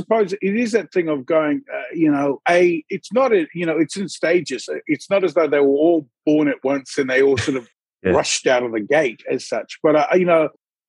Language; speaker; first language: English; native; English